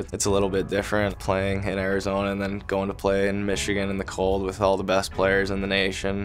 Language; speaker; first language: English; native; English